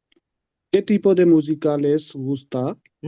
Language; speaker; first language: Spanish; non-native, learner; Urdu